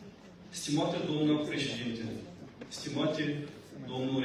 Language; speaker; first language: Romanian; non-native, local second language; Gagauz